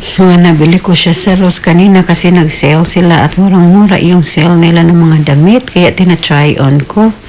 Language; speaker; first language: Filipino; non-native, local second language; Cebuano